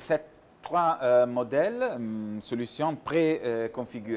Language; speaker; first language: French; non-native, learner; Italian